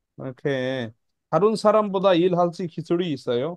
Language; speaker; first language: Korean; non-native, fluent; Bangla